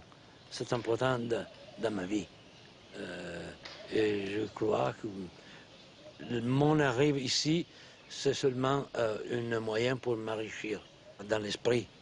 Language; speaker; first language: French; non-native, learner; Italian